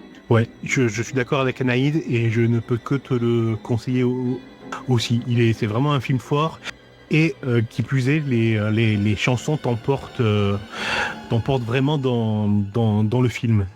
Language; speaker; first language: French; native; French